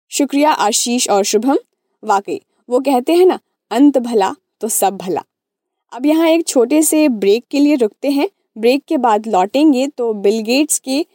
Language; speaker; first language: Hindi; native; Hindi